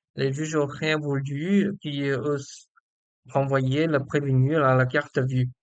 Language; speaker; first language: French; non-native, learner; Chinese